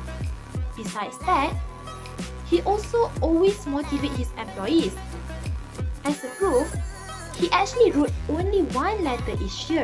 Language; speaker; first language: English; non-native, local second language; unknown